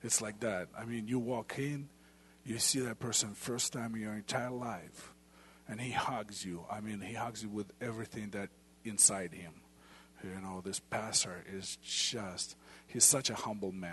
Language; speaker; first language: English; non-native, fluent; Ukrainian